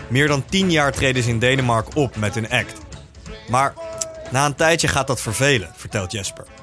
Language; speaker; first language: Dutch; native; Dutch